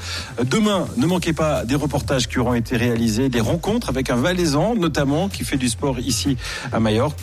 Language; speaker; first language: French; native; French